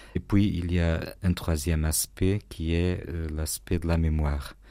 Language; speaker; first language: French; non-native, fluent; Portuguese